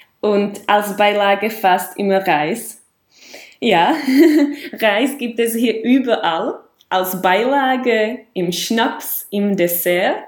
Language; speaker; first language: German; non-native, fluent; Czech